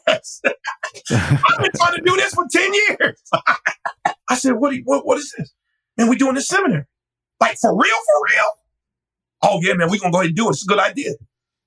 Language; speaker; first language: English; native; English